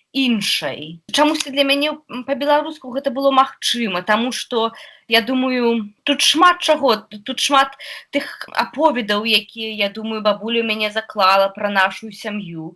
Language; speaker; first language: Belarusian; non-native, local second language; Russian